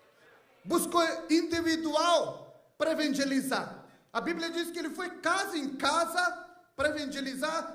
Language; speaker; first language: Portuguese; non-native, fluent; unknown